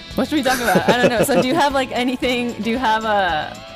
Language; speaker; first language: English; native; English